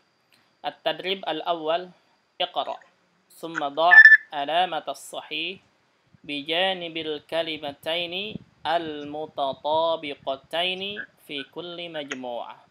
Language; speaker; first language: Arabic; non-native, fluent; Indonesian